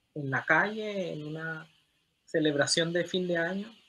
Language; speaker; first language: Spanish; native; Spanish